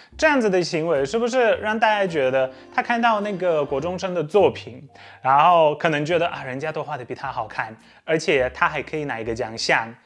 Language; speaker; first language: Chinese; native; Chinese